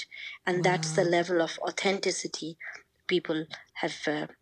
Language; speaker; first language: English; non-native, local second language; Bangla